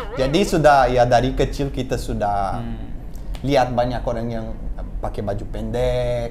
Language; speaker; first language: Indonesian; non-native, fluent; Portuguese